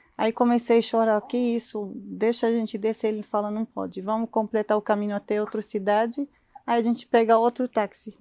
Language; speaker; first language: Portuguese; non-native, learner; Arabic